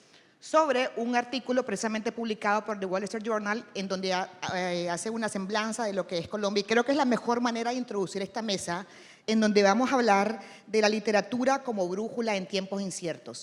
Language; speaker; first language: Spanish; native; Spanish